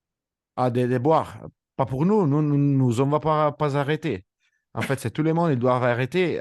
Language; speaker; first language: French; non-native, fluent; Italian